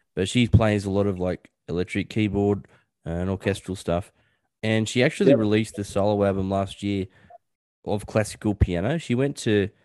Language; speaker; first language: English; native; English